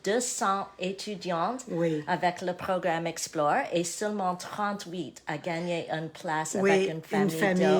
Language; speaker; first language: French; non-native, learner; English